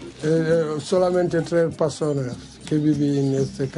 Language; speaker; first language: Spanish; non-native, learner; Wolof